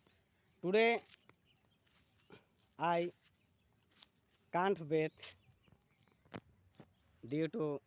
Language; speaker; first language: English; non-native, learner; Bangla